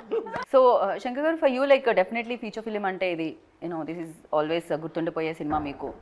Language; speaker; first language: Telugu; native; Telugu